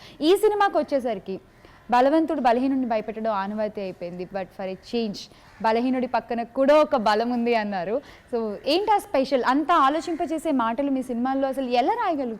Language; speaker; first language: Telugu; native; Telugu